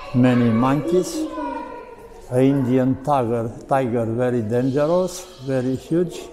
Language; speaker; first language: English; non-native, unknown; Romanian